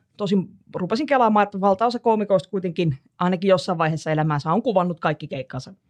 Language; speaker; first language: Finnish; native; Finnish